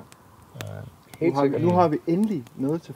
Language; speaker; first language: Danish; native; Danish